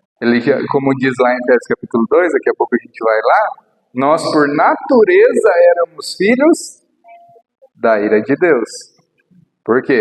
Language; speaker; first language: Portuguese; native; Portuguese